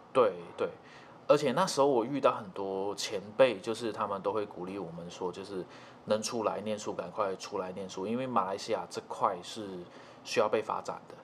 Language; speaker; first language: Chinese; native; Chinese